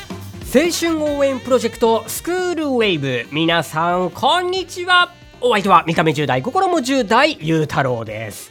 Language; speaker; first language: Japanese; native; Japanese